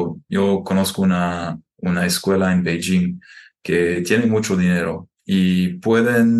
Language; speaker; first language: Spanish; non-native, fluent; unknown